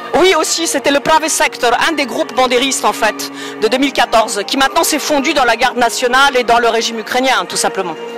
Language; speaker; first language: French; non-native, fluent; Polish